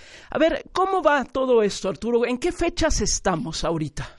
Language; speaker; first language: Spanish; native; Spanish